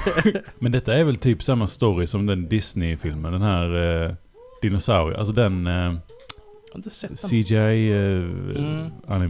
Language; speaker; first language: Swedish; native; Swedish